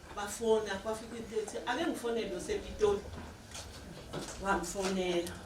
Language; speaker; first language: Zulu; native; Zulu